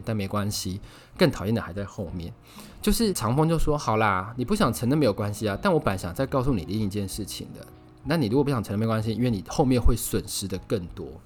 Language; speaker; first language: Chinese; native; Chinese